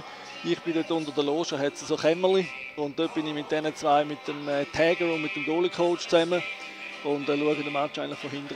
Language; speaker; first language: German; native; German